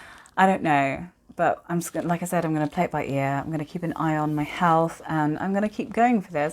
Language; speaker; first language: English; native; English